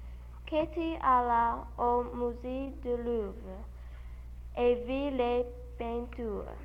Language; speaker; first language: French; non-native, learner; English